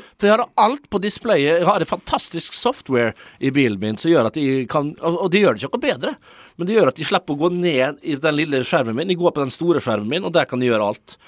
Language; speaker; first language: Norwegian; early bilingual, other home language; Dutch